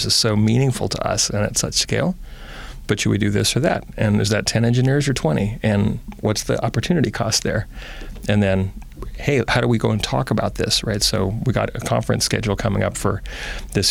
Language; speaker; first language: English; native; English